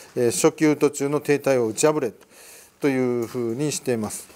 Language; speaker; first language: Japanese; native; Japanese